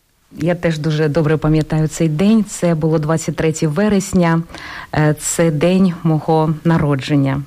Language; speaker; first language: Ukrainian; native; Ukrainian